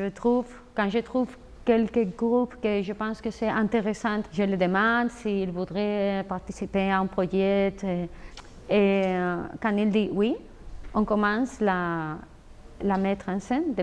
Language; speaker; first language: French; non-native, fluent; Spanish